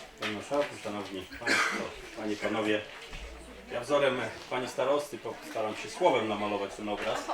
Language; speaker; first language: Polish; native; Polish